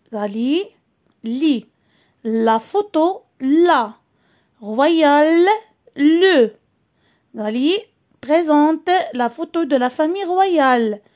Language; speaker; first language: French; non-native, local second language; Arabic